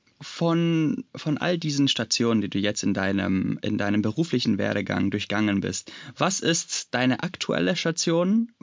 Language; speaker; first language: German; native; German